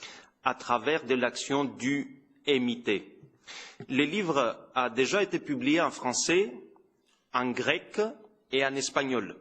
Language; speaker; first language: French; non-native, fluent; Greek